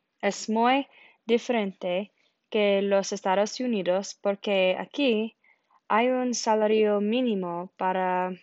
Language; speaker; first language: Spanish; non-native, learner; English